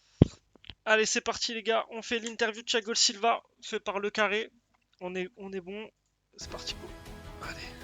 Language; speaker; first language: French; native; French